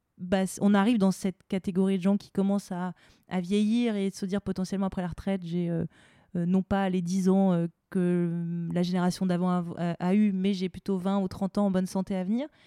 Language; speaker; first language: French; native; French